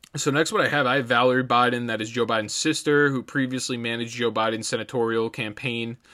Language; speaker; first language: English; native; English